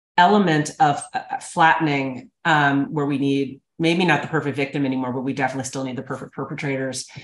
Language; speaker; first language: English; native; English